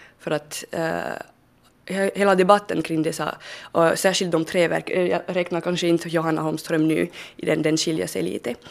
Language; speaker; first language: Swedish; non-native, fluent; French